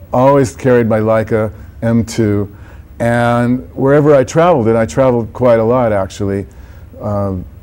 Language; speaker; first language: English; native; English